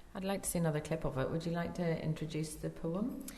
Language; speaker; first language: English; native; English